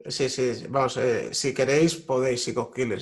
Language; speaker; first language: Spanish; native; Spanish